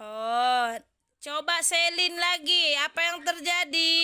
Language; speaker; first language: Indonesian; native; Indonesian